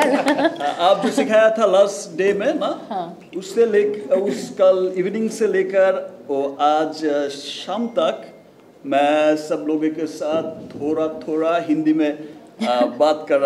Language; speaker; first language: Hindi; non-native, learner; Bangla